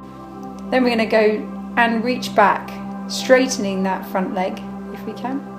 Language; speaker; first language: English; native; English